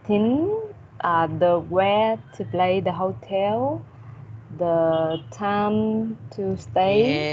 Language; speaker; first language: English; non-native, learner; Vietnamese